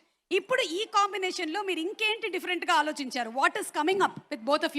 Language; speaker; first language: Telugu; native; Telugu